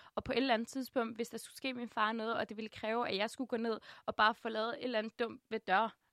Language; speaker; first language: Danish; early bilingual, other home language; Turkish